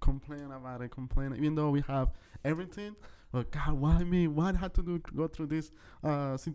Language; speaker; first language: English; early bilingual, other home language; Spanish